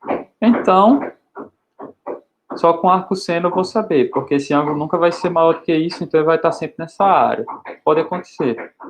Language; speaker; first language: Portuguese; native; Portuguese